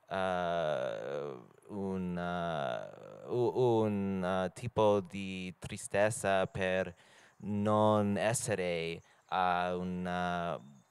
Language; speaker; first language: Italian; non-native, learner; English